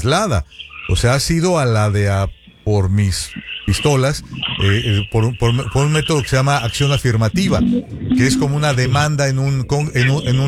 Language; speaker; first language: Spanish; native; Spanish